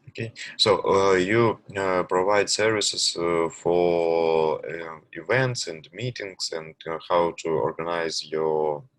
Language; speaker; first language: English; non-native, learner; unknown